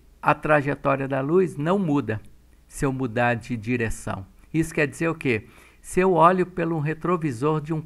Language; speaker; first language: Portuguese; native; Portuguese